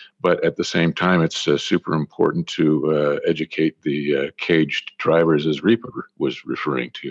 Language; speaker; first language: English; native; English